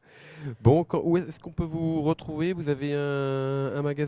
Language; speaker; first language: French; native; French